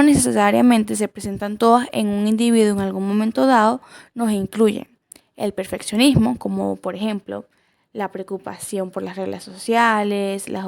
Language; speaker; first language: Spanish; native; Spanish